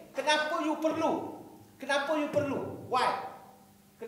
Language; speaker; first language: Malay; native; Malay